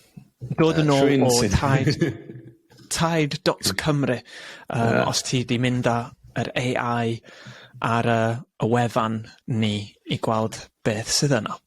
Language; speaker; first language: Welsh; non-native, learner; English